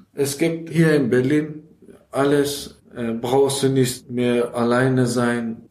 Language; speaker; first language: German; non-native, learner; Persian